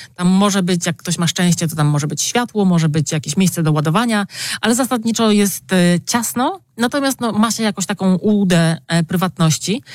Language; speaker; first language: Polish; native; Polish